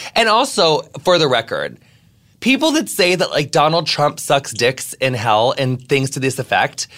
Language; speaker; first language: English; native; English